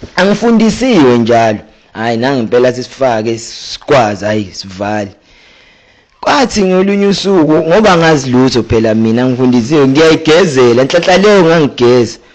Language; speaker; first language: Zulu; native; Zulu